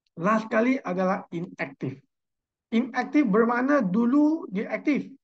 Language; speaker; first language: Malay; native; Malay